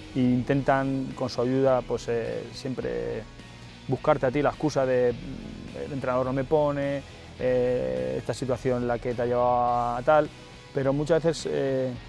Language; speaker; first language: Spanish; native; Spanish